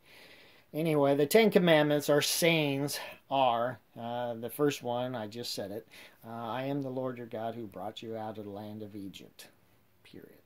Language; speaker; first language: English; native; English